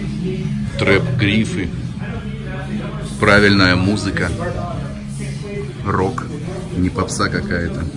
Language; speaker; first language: Russian; native; Russian